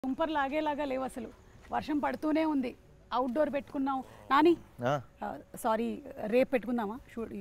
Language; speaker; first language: Telugu; native; Telugu